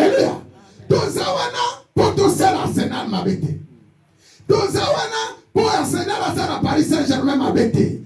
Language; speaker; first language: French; non-native, local second language; Lingala